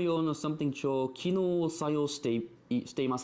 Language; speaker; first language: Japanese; non-native, learner; English